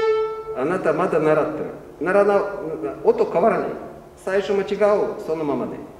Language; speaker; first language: Japanese; non-native, learner; Russian